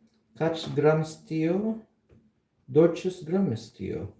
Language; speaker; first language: Turkish; non-native, learner; Filipino